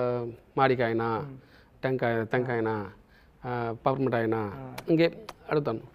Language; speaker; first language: Telugu; non-native, local second language; Tamil